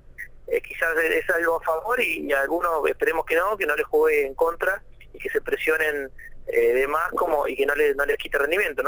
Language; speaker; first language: Spanish; native; Spanish